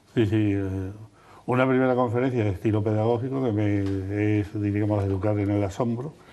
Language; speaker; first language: Spanish; native; Spanish